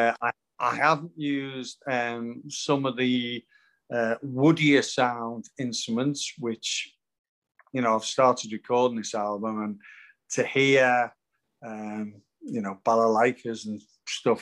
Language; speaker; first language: English; native; English